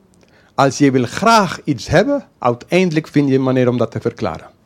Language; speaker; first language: Dutch; non-native, fluent; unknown